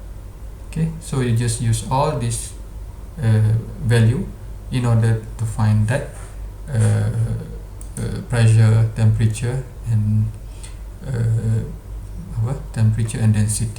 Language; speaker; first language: English; non-native, local second language; Malay